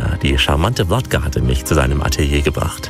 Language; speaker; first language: German; native; German